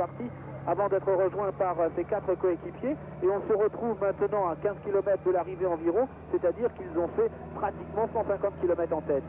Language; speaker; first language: French; native; French